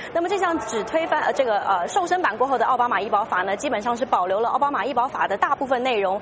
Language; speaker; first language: Chinese; native; Chinese